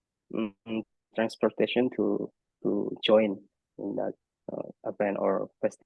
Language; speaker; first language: English; non-native, fluent; Indonesian